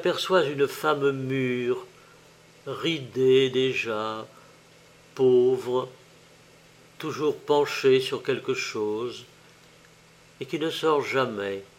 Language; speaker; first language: French; native; French